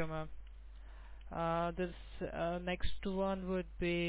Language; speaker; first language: English; non-native, local second language; Gujarati